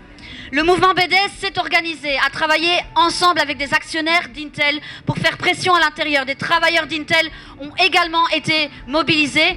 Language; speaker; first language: French; native; French